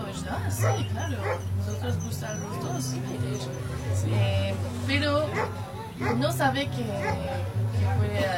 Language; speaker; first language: Spanish; non-native, learner; French